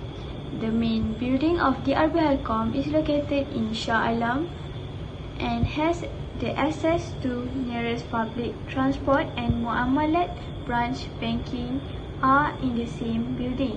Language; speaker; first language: English; non-native, fluent; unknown